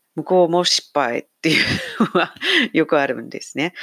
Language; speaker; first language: Japanese; non-native, fluent; English